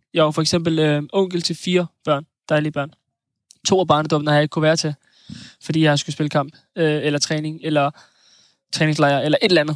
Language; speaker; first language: Danish; native; Danish